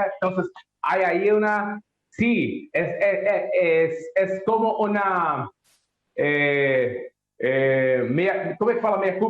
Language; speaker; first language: Spanish; non-native, learner; Portuguese